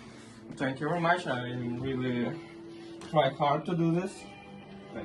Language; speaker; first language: English; non-native, learner; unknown